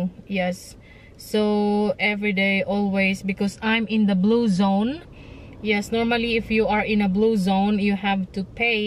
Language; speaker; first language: English; non-native, local second language; Filipino